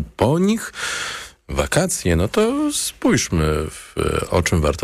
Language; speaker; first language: Polish; native; Polish